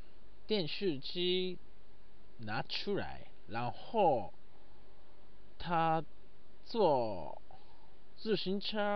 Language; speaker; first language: Chinese; non-native, learner; Japanese